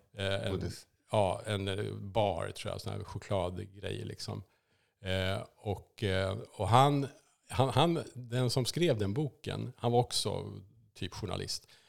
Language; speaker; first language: Swedish; native; Swedish